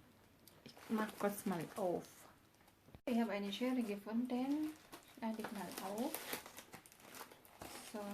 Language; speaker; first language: German; non-native, learner; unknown